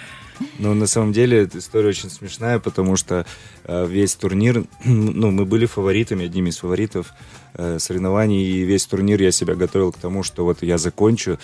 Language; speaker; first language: Russian; native; Russian